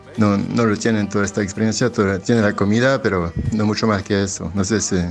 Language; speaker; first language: Spanish; non-native, fluent; French